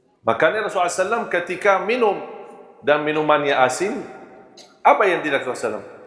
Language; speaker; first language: Malay; non-native, fluent; Arabic